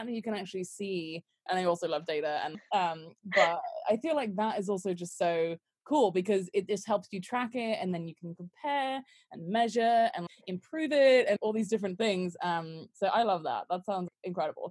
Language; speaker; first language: English; native; English